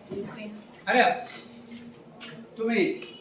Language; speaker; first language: English; non-native, learner; Bangla